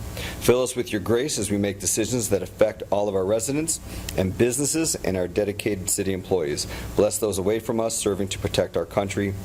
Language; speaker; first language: English; native; English